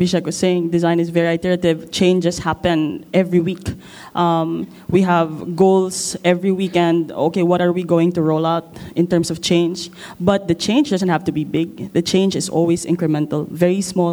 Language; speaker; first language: English; non-native, local second language; Filipino